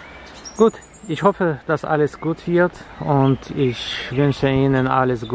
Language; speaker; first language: German; non-native, learner; Ukrainian